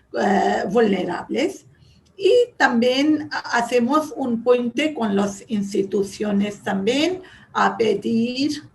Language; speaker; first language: Spanish; non-native, fluent; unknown